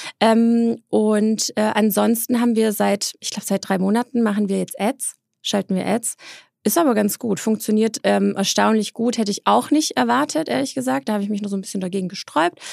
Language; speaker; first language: German; early bilingual, other home language; Polish